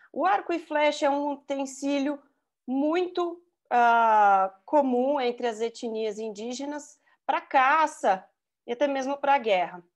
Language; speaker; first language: Portuguese; native; Portuguese